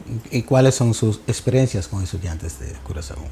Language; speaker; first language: Spanish; non-native, learner; Papiamento